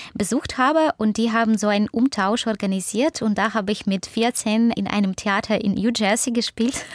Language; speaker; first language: German; non-native, fluent; Russian